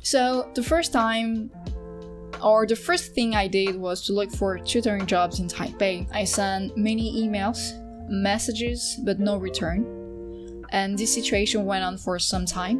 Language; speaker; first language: English; non-native, fluent; French